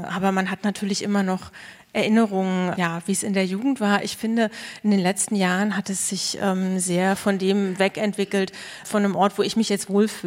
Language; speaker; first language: German; native; German